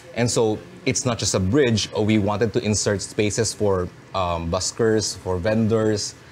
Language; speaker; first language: English; non-native, local second language; Filipino